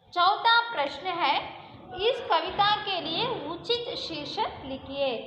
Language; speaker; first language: Hindi; non-native, local second language; Kannada